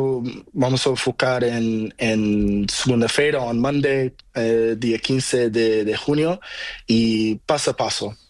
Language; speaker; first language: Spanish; non-native, learner; Portuguese